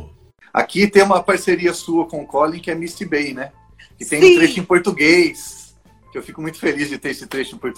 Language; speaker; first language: Portuguese; native; Portuguese